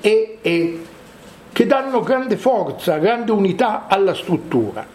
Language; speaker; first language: Italian; native; Italian